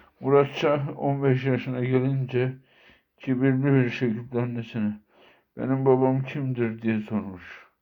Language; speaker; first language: Turkish; native; Turkish